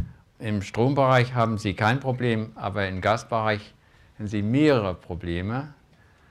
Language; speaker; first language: German; non-native, fluent; English